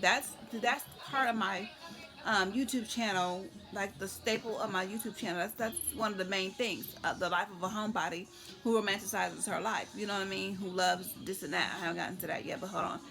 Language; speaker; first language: English; native; English